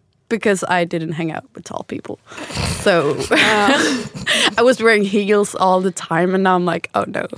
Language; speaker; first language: English; non-native, fluent; Swedish